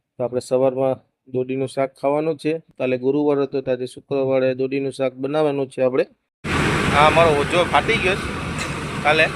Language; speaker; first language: Gujarati; native; Gujarati